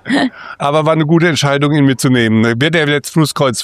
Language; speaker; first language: German; native; German